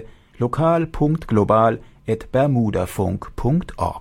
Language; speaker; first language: German; native; German